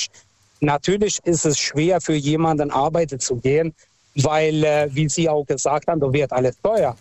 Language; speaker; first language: German; non-native, fluent; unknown